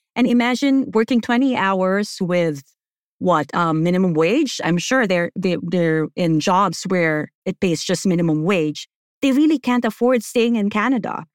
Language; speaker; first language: English; non-native, local second language; Filipino